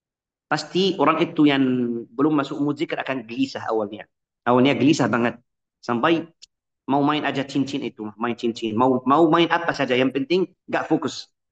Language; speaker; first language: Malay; non-native, fluent; Arabic